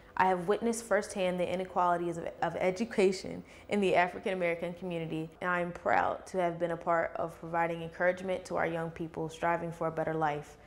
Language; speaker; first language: English; native; English